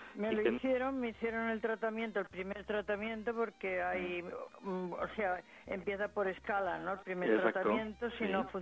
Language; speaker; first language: Spanish; native; Spanish